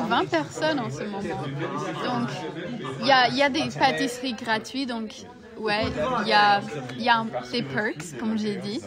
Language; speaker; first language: French; non-native, learner; English